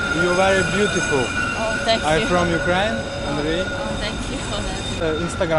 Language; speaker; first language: English; non-native, learner; Ukrainian